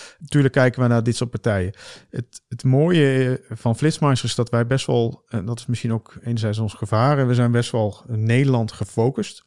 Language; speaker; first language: Dutch; native; Dutch